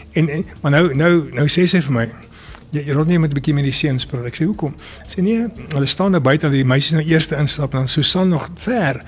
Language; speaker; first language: Afrikaans; early bilingual, other home language; English